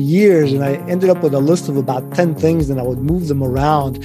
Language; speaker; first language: English; early bilingual, other home language; Spanish